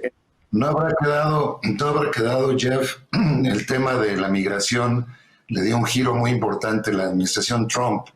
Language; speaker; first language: Spanish; native; Spanish